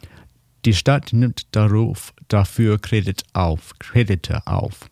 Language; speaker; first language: German; non-native, learner; English